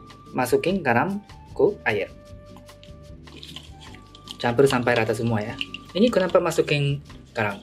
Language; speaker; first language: Indonesian; non-native, learner; Japanese